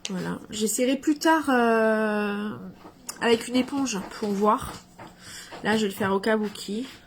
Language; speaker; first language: French; native; French